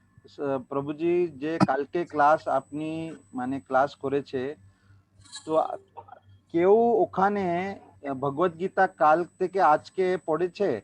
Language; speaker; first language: Bangla; non-native, learner; Hindi